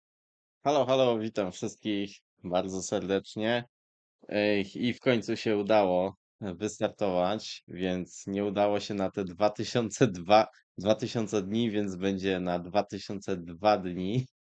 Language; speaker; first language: Polish; native; Polish